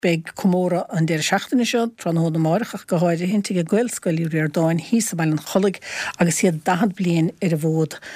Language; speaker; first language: Irish; native; Irish